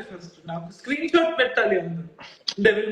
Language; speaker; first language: Telugu; non-native, local second language; Odia